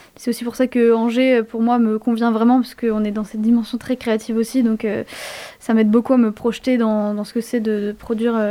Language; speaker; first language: French; native; French